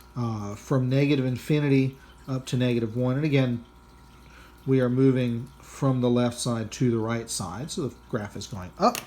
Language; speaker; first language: English; native; English